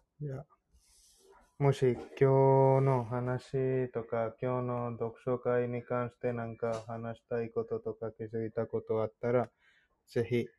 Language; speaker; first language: Japanese; non-native, fluent; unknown